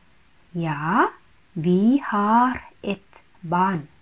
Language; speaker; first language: Norwegian; non-native, fluent; Thai